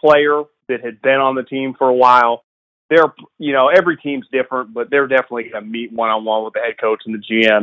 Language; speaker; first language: English; native; English